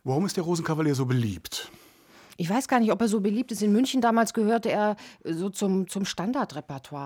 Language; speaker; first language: German; native; German